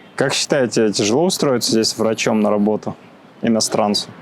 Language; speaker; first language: Russian; native; Russian